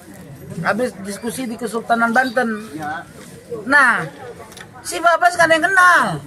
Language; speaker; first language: Indonesian; native; Indonesian